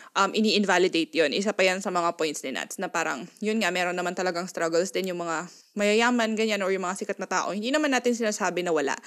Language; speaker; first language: Filipino; non-native, local second language; Pampanga